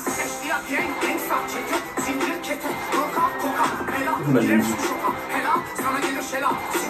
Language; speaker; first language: Turkish; non-native, learner; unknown